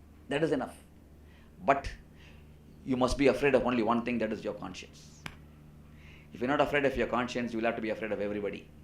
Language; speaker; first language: English; non-native, local second language; Tamil